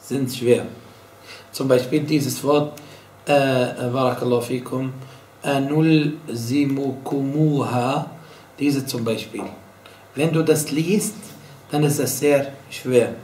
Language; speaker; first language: German; non-native, fluent; Arabic